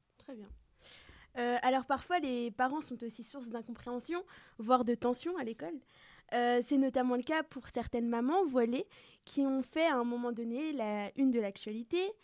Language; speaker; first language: French; native; French